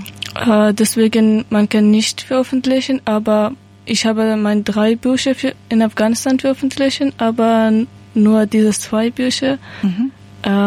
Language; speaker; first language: German; non-native, learner; Persian